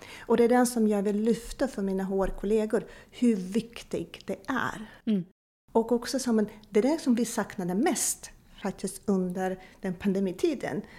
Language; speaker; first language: Swedish; non-native, fluent; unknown